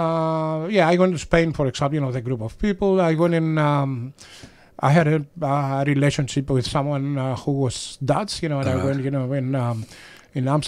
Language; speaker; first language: English; non-native, fluent; Greek